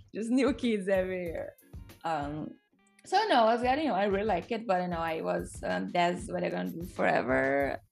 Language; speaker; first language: English; non-native, fluent; Portuguese